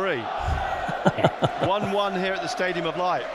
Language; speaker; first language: English; native; English